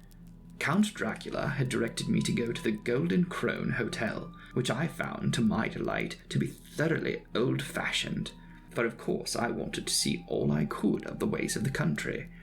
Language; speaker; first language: English; native; English